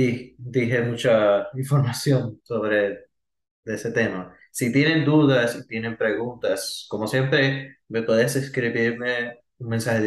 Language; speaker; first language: Spanish; early bilingual, heritage; Spanish